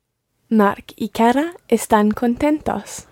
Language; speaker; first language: Spanish; non-native, learner; English